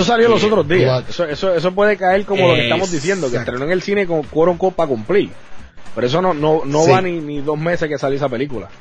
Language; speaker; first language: Spanish; native; Spanish